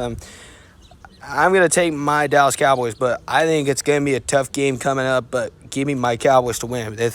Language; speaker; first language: English; native; English